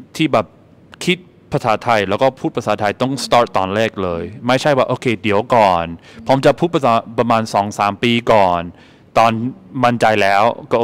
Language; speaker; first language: Thai; non-native, fluent; English